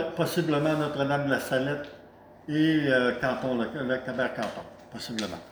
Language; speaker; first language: French; native; French